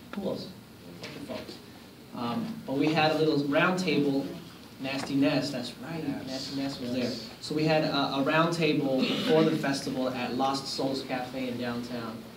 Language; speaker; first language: English; native; English